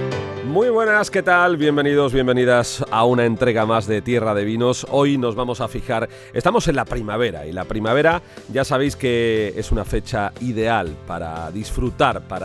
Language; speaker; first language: Spanish; native; Spanish